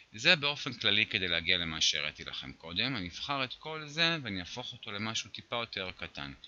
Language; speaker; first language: Hebrew; native; Hebrew